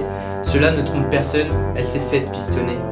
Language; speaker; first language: French; native; French